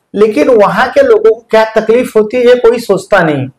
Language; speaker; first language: Hindi; non-native, local second language; Marathi